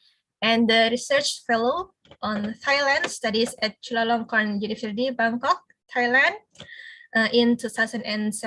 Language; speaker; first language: English; non-native, fluent; Indonesian